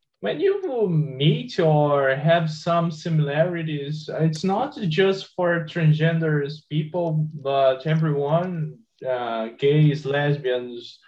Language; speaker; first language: English; non-native, learner; Portuguese